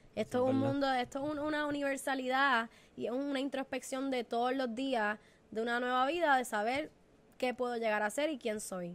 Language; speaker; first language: Spanish; native; Spanish